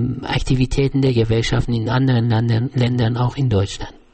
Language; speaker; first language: German; non-native, fluent; Persian